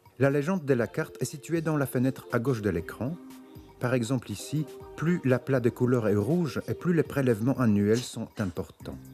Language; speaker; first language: French; native; French